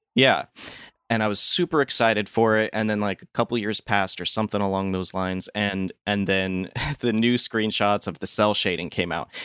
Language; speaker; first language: English; native; English